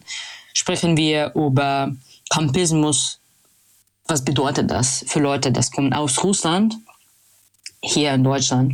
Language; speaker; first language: German; non-native, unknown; Russian